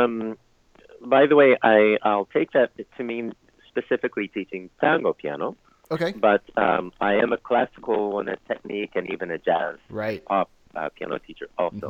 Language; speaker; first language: English; native; English